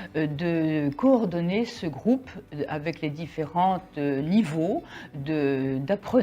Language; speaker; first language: French; native; French